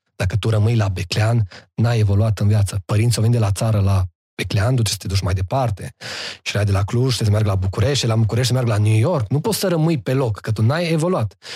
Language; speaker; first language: Romanian; native; Romanian